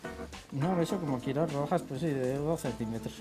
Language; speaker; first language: Spanish; native; Spanish